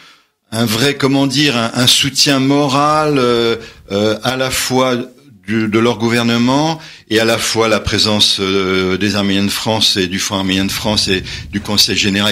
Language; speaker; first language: French; native; French